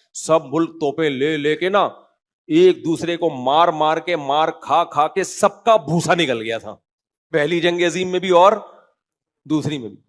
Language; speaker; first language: Urdu; native; Urdu